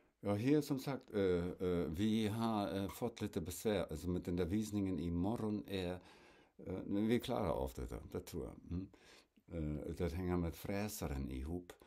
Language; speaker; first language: Swedish; non-native, fluent; German